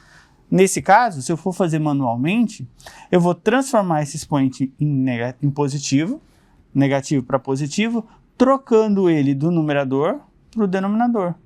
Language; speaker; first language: Portuguese; native; Portuguese